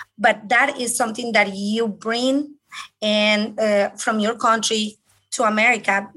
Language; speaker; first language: English; non-native, fluent; Spanish